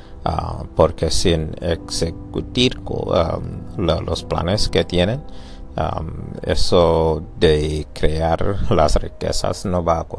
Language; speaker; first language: Spanish; non-native, learner; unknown